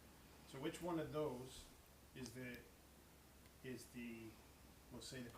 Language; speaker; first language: English; native; English